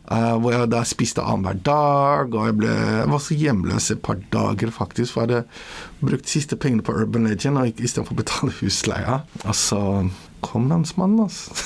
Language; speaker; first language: Norwegian; early bilingual, other home language; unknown